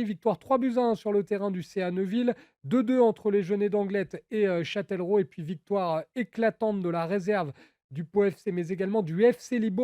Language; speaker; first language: French; native; French